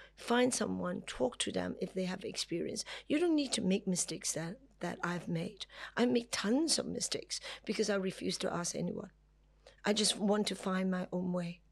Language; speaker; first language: English; non-native, local second language; Cantonese